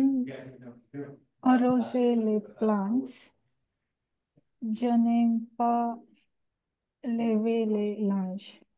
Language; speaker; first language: French; non-native, learner; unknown